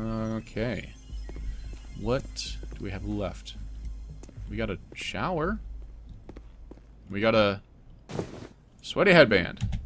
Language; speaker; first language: English; native; English